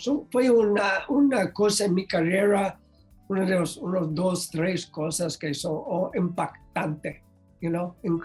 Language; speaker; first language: Spanish; non-native, learner; English